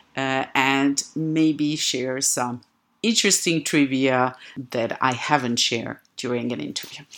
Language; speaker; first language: English; non-native, fluent; Serbian